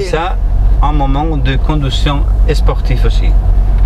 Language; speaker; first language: French; non-native, learner; Spanish